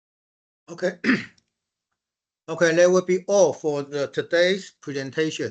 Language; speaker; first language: English; non-native, fluent; Chinese